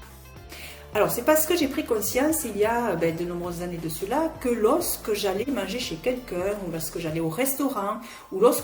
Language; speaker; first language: French; native; French